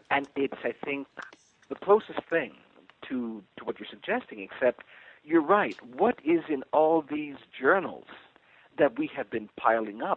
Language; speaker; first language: English; early bilingual, other home language; Spanish